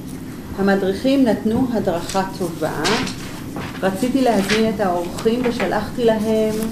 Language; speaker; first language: Hebrew; non-native, learner; English